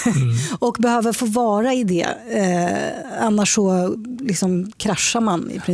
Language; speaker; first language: Swedish; native; Swedish